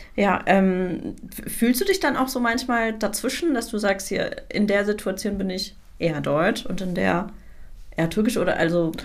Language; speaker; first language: German; native; German